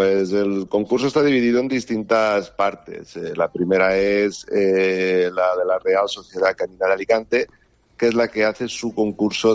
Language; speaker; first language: Spanish; native; Spanish